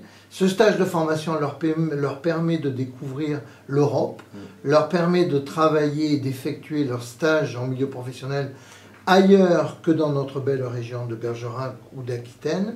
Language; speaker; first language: French; native; French